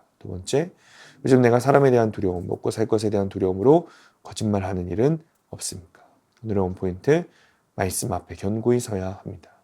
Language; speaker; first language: Korean; native; Korean